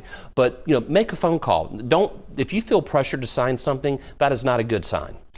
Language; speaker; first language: English; native; English